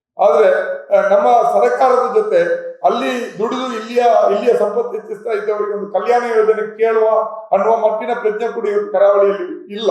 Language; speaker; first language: Kannada; non-native, local second language; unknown